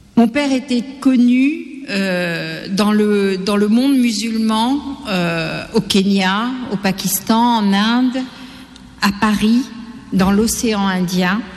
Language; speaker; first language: French; non-native, local second language; Gujarati